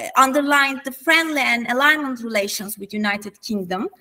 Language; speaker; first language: English; non-native, fluent; Turkish